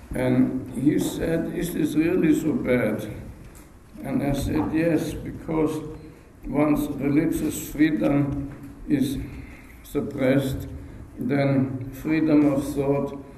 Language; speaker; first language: English; non-native, fluent; German